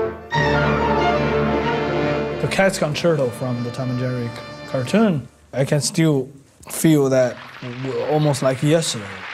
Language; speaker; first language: English; non-native, fluent; Chinese